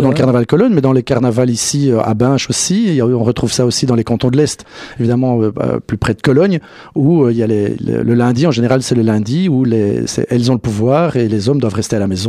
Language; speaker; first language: French; native; French